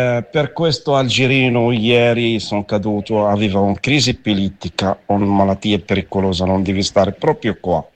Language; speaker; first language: Italian; non-native, learner; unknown